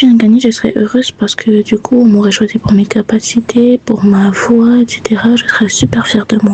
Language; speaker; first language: French; native; French